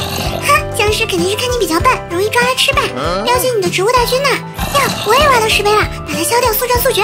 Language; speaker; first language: Chinese; native; Chinese